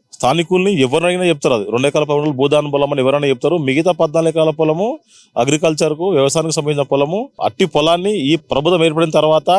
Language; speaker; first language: Telugu; native; Telugu